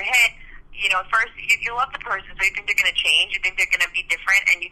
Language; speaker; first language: English; early bilingual, other home language; Spanish